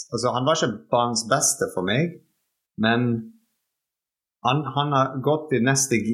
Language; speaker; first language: Norwegian; non-native, fluent; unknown